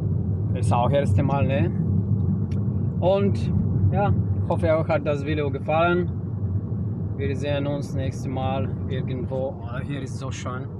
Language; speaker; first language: German; non-native, learner; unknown